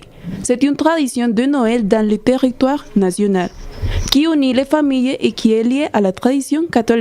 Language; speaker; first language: French; non-native, learner; Spanish